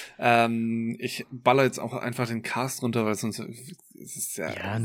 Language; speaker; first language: German; native; German